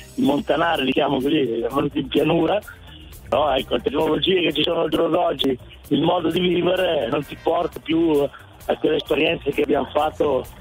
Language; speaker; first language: Italian; native; Italian